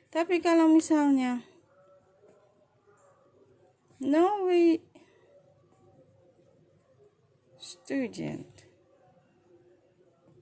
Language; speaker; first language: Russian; non-native, fluent; Indonesian